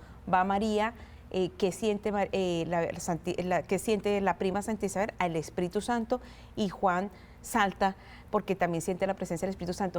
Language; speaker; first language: Spanish; native; Spanish